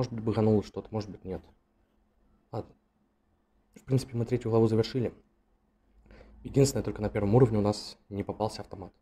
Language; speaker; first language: Russian; native; Russian